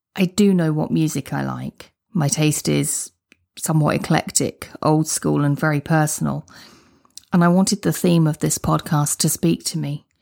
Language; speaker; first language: English; native; English